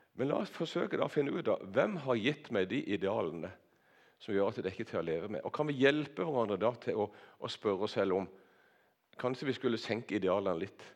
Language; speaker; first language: Norwegian; native; Norwegian